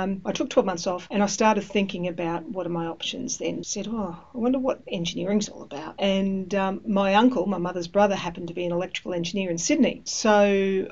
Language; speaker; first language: English; early bilingual, other home language; Greek